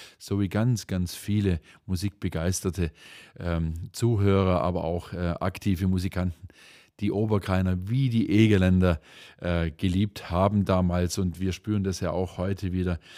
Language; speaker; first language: German; native; German